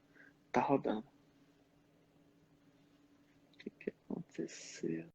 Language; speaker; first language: Portuguese; native; Portuguese